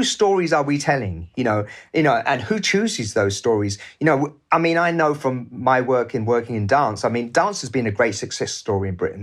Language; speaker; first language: English; native; English